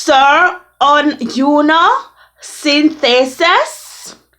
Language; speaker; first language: Spanish; non-native, learner; English